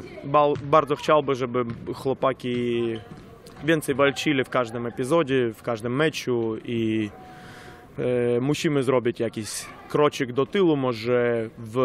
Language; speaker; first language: Polish; non-native, fluent; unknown